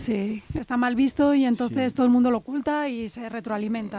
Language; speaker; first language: Spanish; native; Spanish